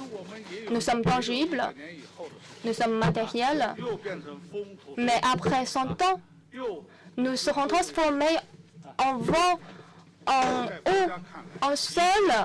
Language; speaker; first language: French; non-native, fluent; Chinese